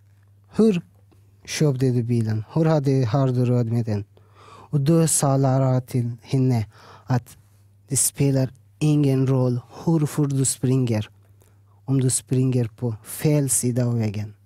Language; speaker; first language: Swedish; early bilingual, other home language; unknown